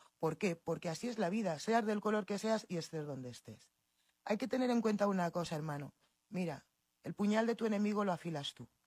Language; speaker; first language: Spanish; native; Spanish